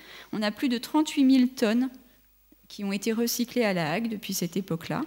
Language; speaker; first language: French; native; French